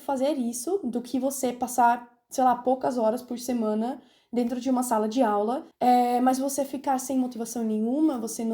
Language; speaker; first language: Portuguese; non-native, fluent; German